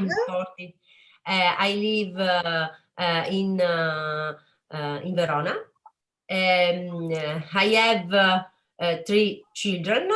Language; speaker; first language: English; non-native, learner; Italian